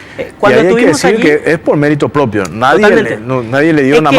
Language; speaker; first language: Spanish; native; Spanish